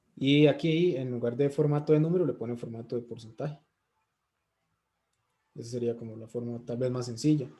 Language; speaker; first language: Spanish; native; Spanish